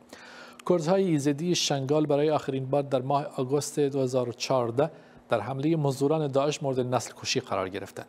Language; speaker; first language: Persian; non-native, local second language; Kurdish